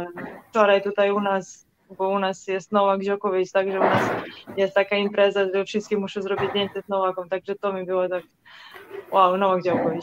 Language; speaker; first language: Polish; non-native, learner; Serbian